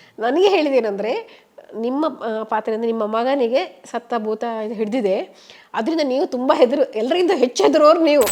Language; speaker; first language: Kannada; non-native, local second language; Tulu